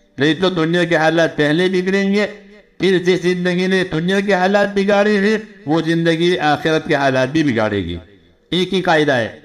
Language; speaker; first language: Urdu; non-native, local second language; Gujarati